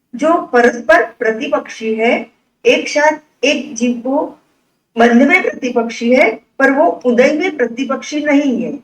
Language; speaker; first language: Hindi; non-native, local second language; Gujarati